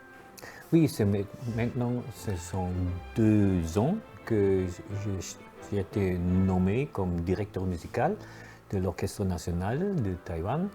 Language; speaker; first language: French; non-native, fluent; German